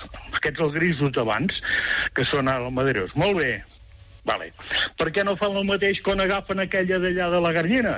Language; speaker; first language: Catalan; native; Catalan